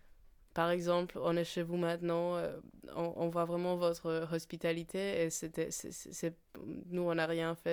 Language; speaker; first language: French; non-native, fluent; Polish